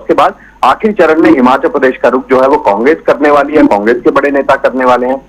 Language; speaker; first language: Hindi; native; Hindi